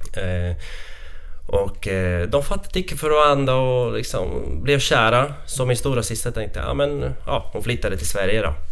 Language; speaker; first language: Swedish; non-native, fluent; Latvian